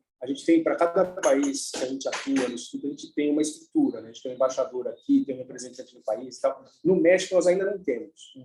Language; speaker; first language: Portuguese; native; Portuguese